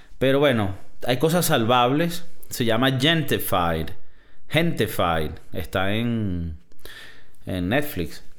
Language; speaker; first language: Spanish; native; Spanish